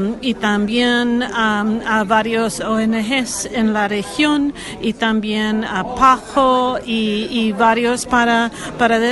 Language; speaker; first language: Spanish; non-native, learner; English